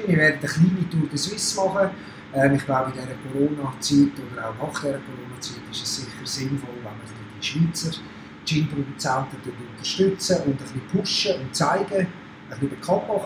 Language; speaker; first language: German; native; German